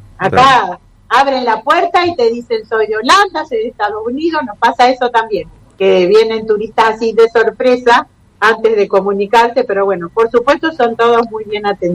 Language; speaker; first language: Spanish; native; Spanish